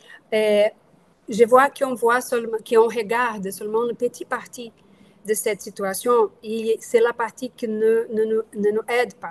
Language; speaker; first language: French; non-native, fluent; Portuguese